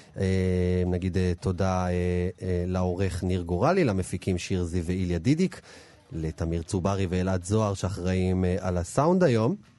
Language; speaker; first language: Hebrew; native; Hebrew